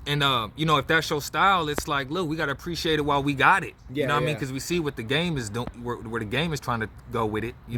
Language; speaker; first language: English; native; English